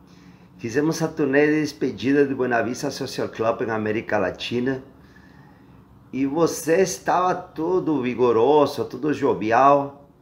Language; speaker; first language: Portuguese; non-native, fluent; Spanish